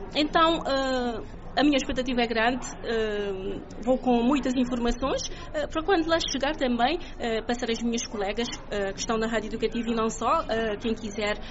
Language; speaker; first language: Portuguese; non-native, local second language; Kabuverdianu